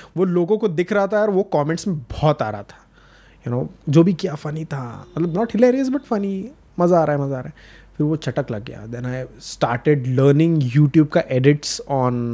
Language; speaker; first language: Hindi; non-native, local second language; Marathi